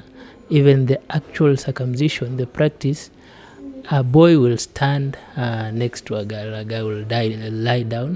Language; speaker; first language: English; non-native, local second language; Kalenjin